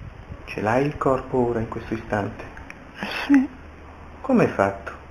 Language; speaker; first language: Italian; native; Italian